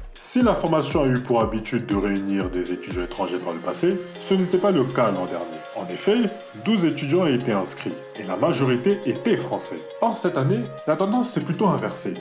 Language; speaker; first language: French; native; French